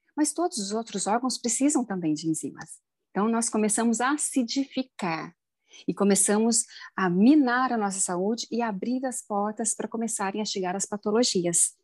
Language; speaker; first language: Portuguese; native; Portuguese